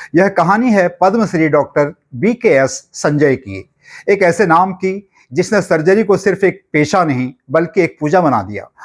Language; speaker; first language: Hindi; native; Hindi